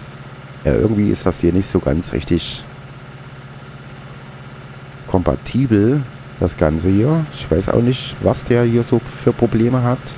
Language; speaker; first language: German; native; German